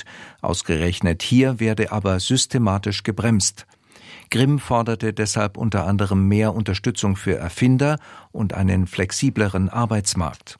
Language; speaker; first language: German; native; German